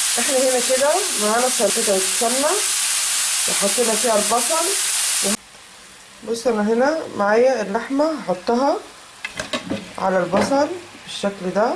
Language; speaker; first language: Arabic; native; Arabic